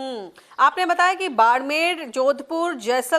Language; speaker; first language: Hindi; native; Hindi